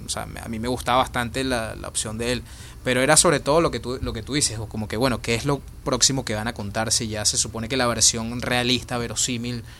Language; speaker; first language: Spanish; native; Spanish